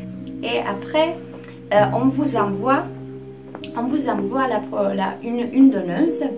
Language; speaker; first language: French; non-native, fluent; Czech